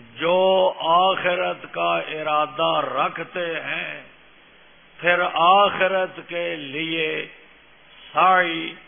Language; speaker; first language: Urdu; non-native, local second language; Punjabi